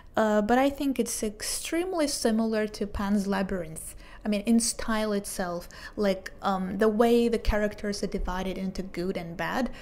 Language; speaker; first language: English; non-native, fluent; Hebrew